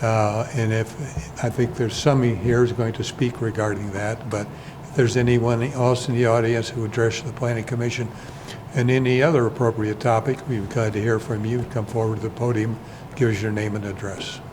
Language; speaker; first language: English; native; English